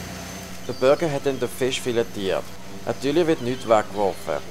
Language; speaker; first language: German; native; German